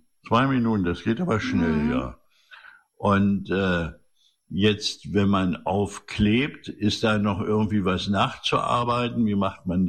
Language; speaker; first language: German; native; German